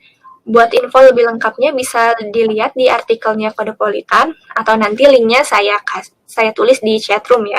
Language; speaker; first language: Indonesian; native; Indonesian